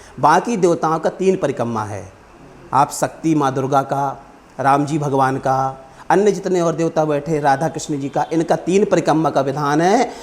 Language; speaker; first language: Hindi; native; Hindi